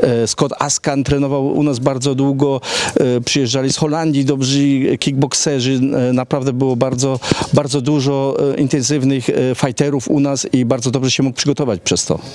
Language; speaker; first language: Polish; early bilingual, heritage; Polish